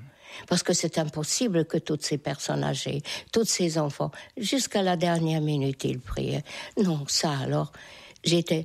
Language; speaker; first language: French; non-native, fluent; Hungarian